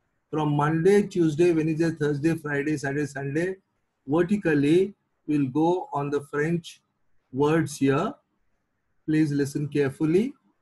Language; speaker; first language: English; non-native, local second language; Marathi